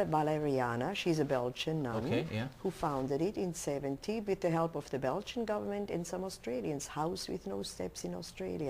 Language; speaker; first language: English; non-native, local second language; German